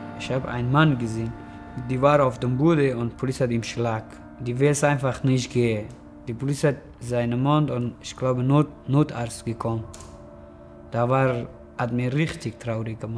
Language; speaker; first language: German; non-native, learner; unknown